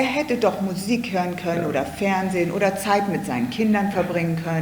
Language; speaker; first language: German; native; German